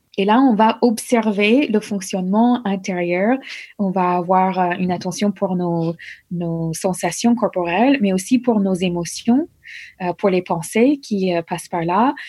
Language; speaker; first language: French; non-native, fluent; English